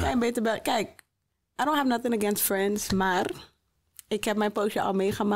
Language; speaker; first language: Dutch; native; Dutch